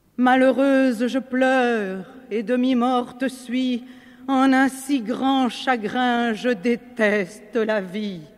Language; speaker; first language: French; native; French